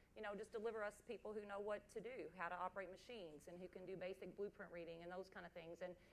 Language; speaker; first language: English; native; English